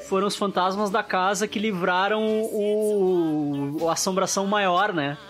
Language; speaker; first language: Portuguese; native; Portuguese